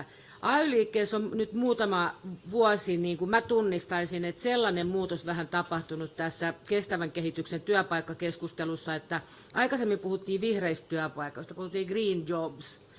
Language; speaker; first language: Finnish; native; Finnish